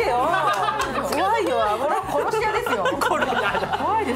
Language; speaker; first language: Japanese; native; Japanese